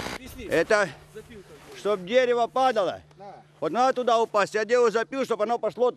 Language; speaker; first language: Russian; native; Russian